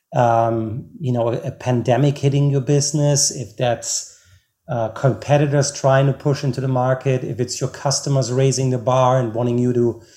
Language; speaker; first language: English; non-native, fluent; German